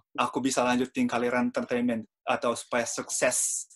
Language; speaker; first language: Indonesian; non-native, fluent; Japanese